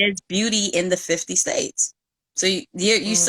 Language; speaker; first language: English; native; English